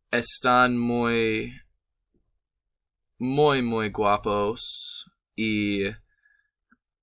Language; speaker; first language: Spanish; non-native, learner; English